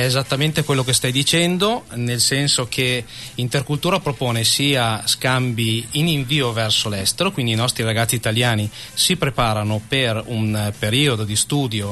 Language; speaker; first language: Italian; native; Italian